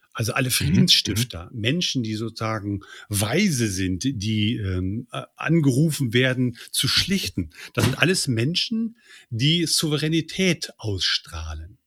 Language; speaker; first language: German; native; German